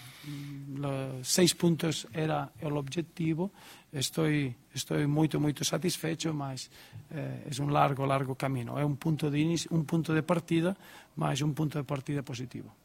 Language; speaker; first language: Portuguese; non-native, learner; Spanish